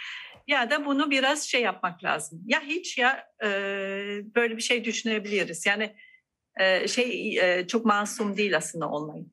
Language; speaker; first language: Turkish; non-native, fluent; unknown